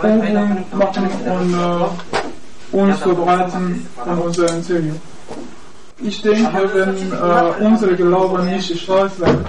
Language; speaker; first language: German; non-native, learner; Persian